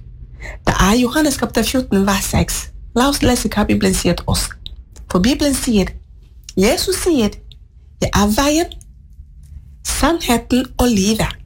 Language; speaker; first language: Norwegian; non-native, fluent; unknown